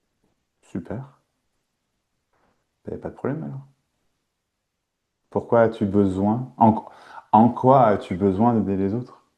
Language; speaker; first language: French; native; French